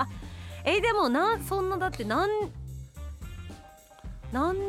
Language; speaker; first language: Japanese; native; Japanese